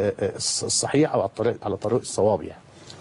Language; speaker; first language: Arabic; native; Arabic